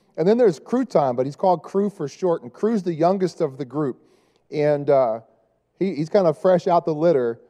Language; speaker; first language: English; native; English